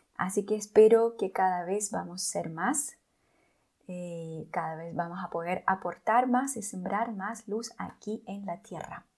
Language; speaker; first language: Spanish; non-native, fluent; Russian